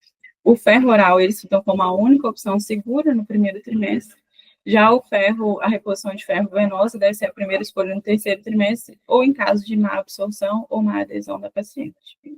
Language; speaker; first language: Portuguese; native; Portuguese